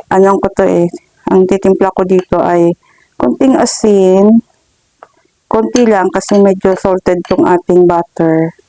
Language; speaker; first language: Filipino; non-native, local second language; Hiligaynon